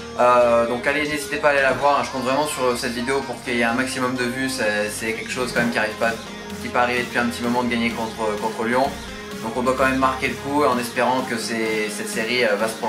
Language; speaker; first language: French; native; French